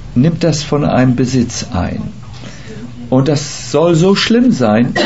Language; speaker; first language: German; native; German